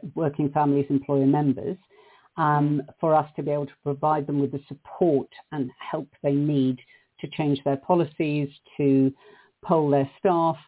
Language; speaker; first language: English; native; English